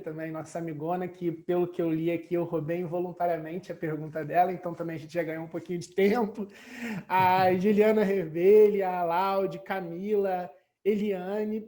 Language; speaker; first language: Portuguese; native; Portuguese